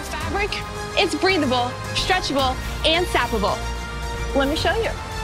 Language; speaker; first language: English; native; English